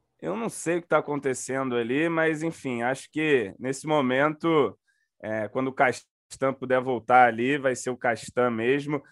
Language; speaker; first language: Portuguese; native; Portuguese